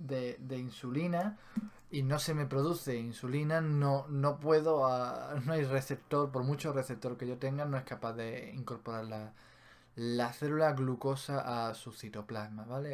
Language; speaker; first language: Spanish; native; Spanish